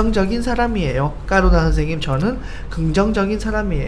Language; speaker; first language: Korean; non-native, fluent; Khmer